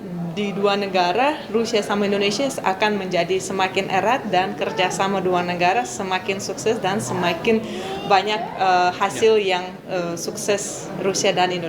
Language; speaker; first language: Indonesian; non-native, fluent; Russian